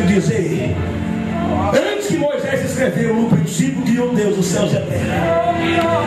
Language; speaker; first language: Portuguese; native; Portuguese